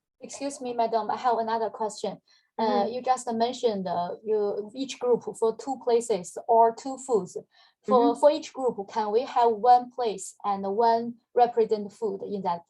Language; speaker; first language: English; non-native, fluent; Chinese